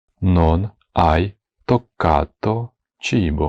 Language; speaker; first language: Italian; non-native, fluent; Ukrainian